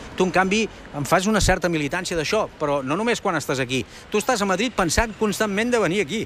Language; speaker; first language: Catalan; native; Catalan